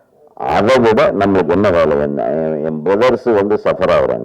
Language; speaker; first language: Tamil; native; Tamil